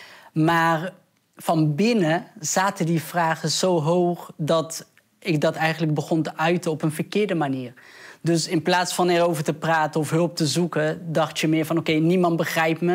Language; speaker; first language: Dutch; early bilingual, other home language; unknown